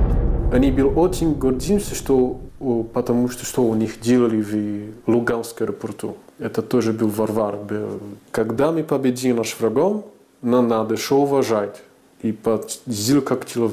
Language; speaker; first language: Russian; non-native, learner; Portuguese